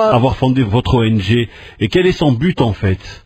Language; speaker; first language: French; non-native, local second language; Lingala